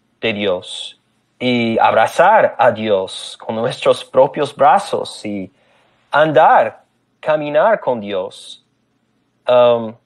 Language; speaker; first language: Spanish; non-native, fluent; English